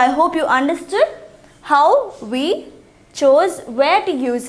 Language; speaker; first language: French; non-native, fluent; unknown